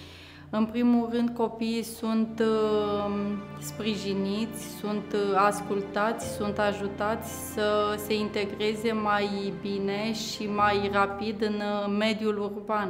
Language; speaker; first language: Romanian; native; Romanian